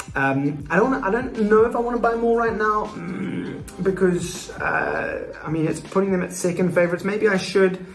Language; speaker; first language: English; native; English